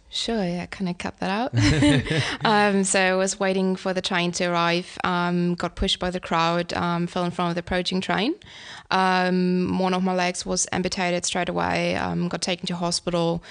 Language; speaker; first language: English; non-native, fluent; German